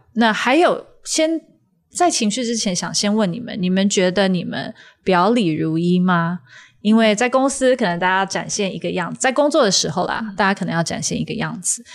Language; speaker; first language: Chinese; native; Chinese